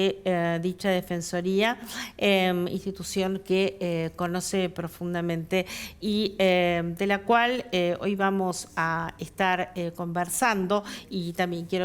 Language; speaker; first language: Spanish; native; Spanish